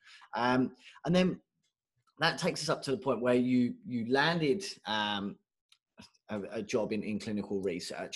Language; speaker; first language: English; native; English